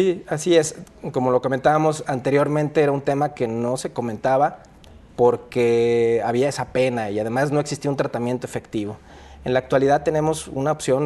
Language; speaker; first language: Spanish; native; Spanish